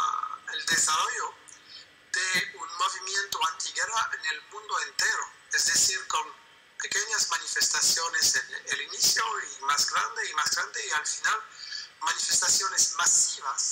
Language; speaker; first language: Spanish; non-native, fluent; French